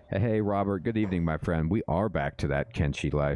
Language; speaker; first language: English; native; English